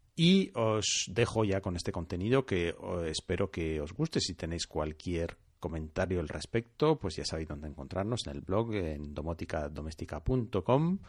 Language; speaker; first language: Spanish; non-native, fluent; French